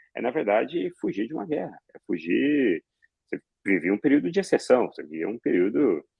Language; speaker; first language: Portuguese; early bilingual, other home language; Arabic